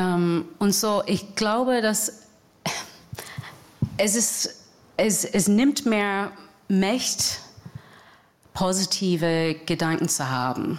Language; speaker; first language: German; non-native, fluent; English